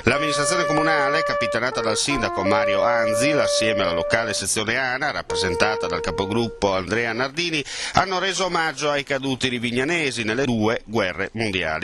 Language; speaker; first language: Italian; native; Italian